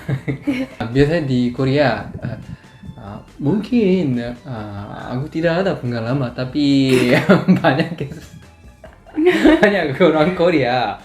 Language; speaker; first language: Indonesian; non-native, learner; Korean